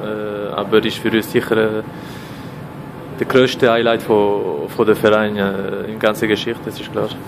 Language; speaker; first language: German; non-native, local second language; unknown